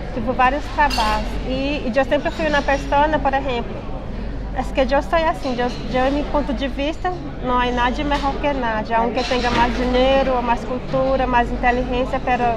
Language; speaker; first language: Spanish; non-native, fluent; Portuguese